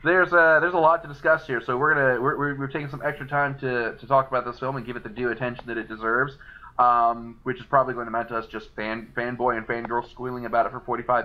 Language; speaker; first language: English; native; English